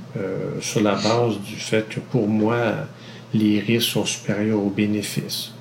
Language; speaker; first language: French; native; French